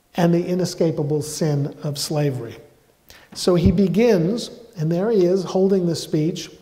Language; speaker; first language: English; native; English